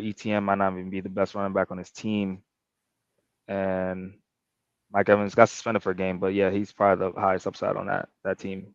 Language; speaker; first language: English; native; English